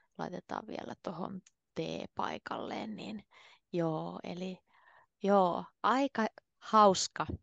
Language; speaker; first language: Finnish; native; Finnish